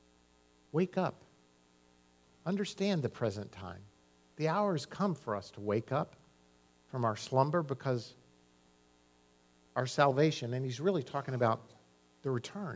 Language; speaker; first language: English; native; English